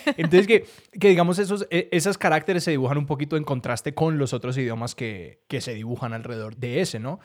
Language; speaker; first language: Spanish; native; Spanish